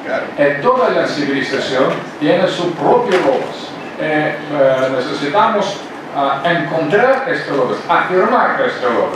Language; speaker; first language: Spanish; non-native, fluent; Russian